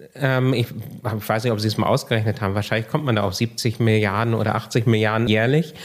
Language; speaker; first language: German; native; German